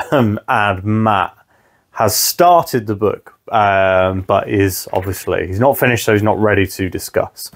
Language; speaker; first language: English; native; English